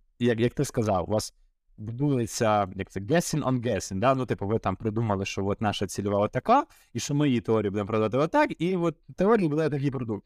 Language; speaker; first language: Ukrainian; native; Ukrainian